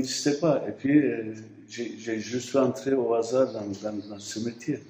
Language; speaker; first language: French; non-native, fluent; Turkish